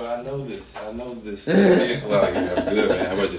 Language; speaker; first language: English; native; English